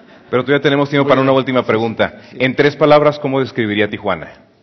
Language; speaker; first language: Spanish; native; Spanish